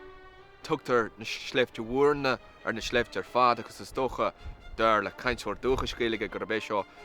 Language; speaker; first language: Irish; non-native, local second language; English